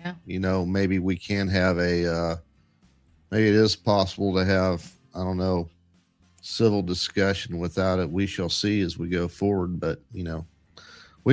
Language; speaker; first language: English; native; English